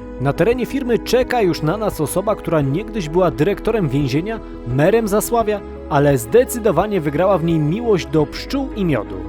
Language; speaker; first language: Polish; native; Polish